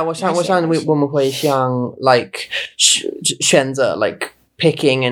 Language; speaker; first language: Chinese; non-native, learner; English